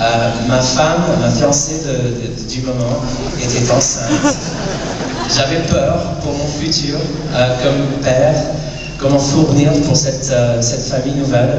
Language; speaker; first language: French; non-native, fluent; English